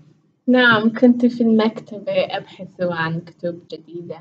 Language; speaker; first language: Arabic; non-native, learner; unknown